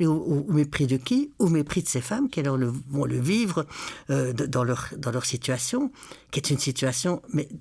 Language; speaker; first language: French; native; French